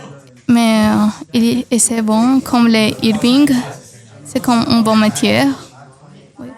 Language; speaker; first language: French; non-native, learner; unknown